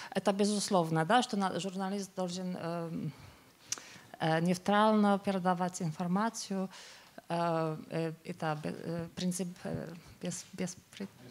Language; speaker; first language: Russian; non-native, fluent; English